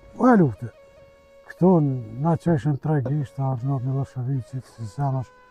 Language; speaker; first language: Albanian; native; Albanian